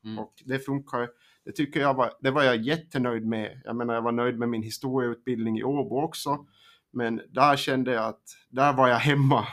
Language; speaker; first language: Swedish; native; Swedish